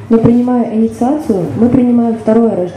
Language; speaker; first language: Russian; native; Russian